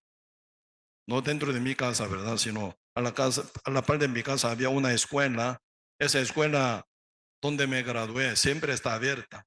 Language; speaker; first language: Spanish; non-native, learner; Korean